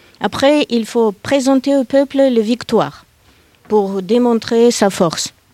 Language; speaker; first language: French; non-native, fluent; Russian